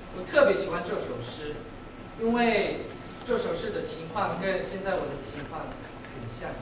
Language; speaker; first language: Chinese; non-native, learner; Korean